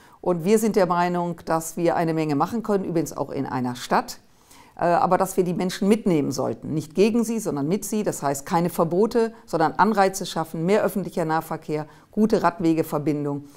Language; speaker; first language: German; native; German